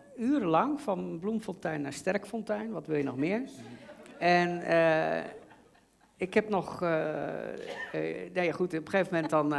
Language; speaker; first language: Dutch; native; Dutch